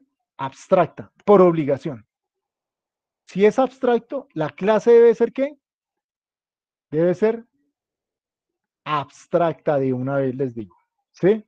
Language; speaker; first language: Spanish; native; Spanish